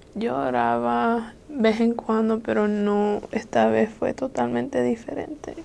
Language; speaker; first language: Spanish; early bilingual, other home language; English